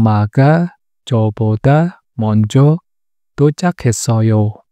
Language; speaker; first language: Korean; non-native, learner; Indonesian